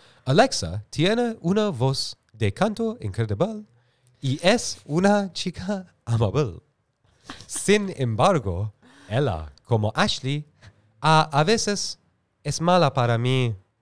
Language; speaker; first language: Spanish; non-native, learner; English